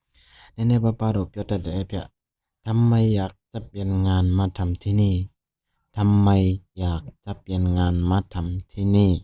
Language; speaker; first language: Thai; non-native, fluent; Burmese